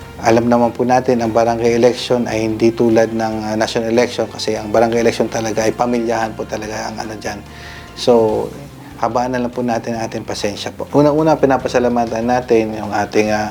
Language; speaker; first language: Filipino; native; Filipino